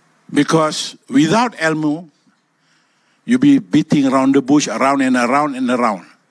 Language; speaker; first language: English; non-native, local second language; Malay